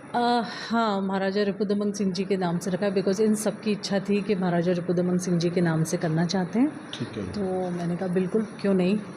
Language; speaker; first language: Hindi; non-native, local second language; Punjabi